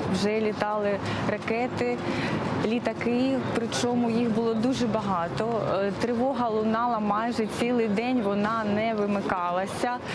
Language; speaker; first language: Ukrainian; native; Ukrainian